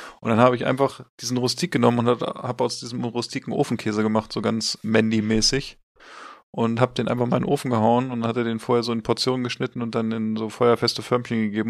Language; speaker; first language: German; native; German